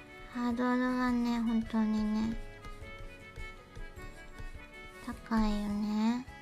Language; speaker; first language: Japanese; native; Japanese